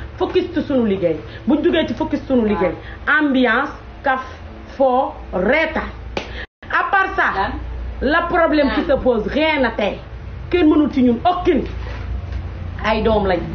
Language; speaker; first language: Wolof; non-native, local second language; Fula